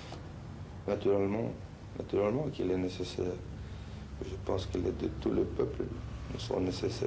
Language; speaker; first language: French; non-native, fluent; Spanish